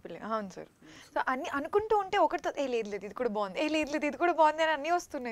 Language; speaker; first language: Telugu; native; Telugu